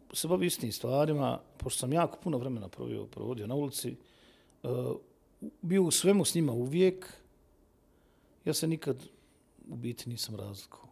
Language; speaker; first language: Serbian; native; Serbian